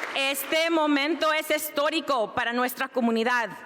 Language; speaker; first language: Spanish; early bilingual, heritage; Spanish